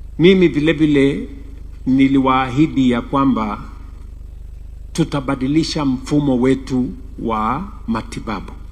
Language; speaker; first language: Swahili; non-native, local second language; Kalenjin